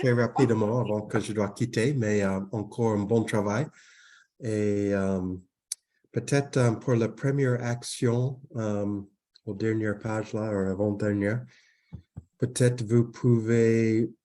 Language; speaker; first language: French; non-native, fluent; English